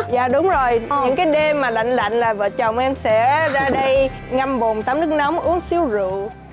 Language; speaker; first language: Vietnamese; native; Vietnamese